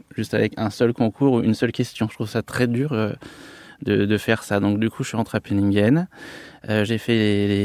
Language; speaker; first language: French; native; French